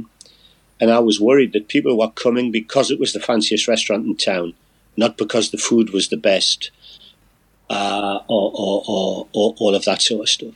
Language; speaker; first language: English; native; English